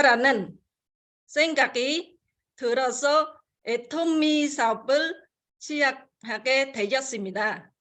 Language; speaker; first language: Korean; non-native, fluent; Khmer